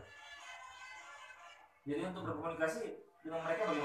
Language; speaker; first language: Indonesian; native; Indonesian